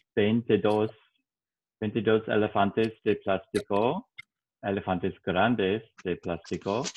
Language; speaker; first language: Spanish; non-native, learner; English